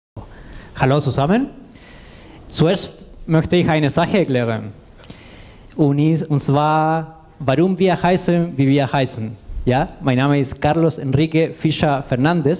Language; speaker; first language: German; non-native, fluent; Spanish